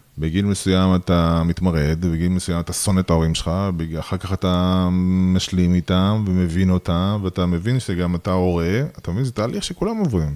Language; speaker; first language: Hebrew; early bilingual, other home language; Russian